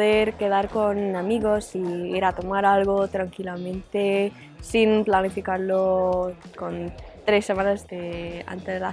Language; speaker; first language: Spanish; non-native, fluent; English